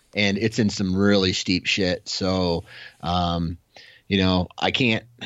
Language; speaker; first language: English; native; English